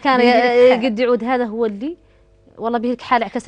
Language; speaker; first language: Arabic; native; Arabic